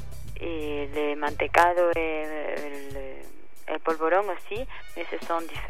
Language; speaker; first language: French; non-native, learner; Spanish